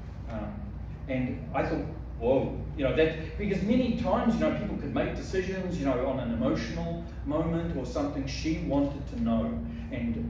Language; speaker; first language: English; native; English